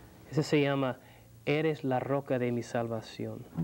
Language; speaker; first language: Spanish; non-native, fluent; English